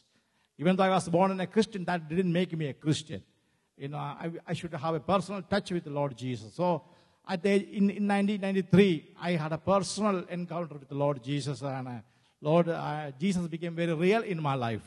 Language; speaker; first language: English; non-native, local second language; Malayalam